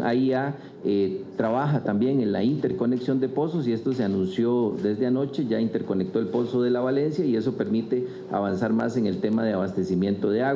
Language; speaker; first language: Spanish; native; Spanish